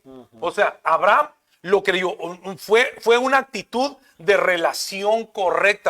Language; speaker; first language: Spanish; native; Spanish